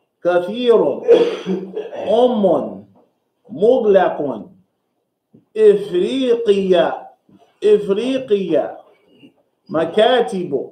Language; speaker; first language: Arabic; non-native, fluent; English